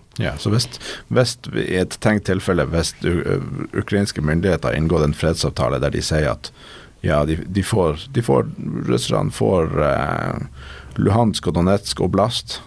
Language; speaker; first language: Norwegian; native; Norwegian